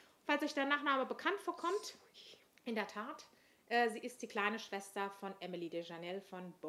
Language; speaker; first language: German; native; German